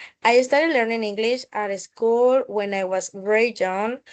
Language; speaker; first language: English; non-native, fluent; Spanish